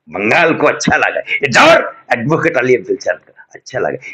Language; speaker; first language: Hindi; non-native, local second language; Bangla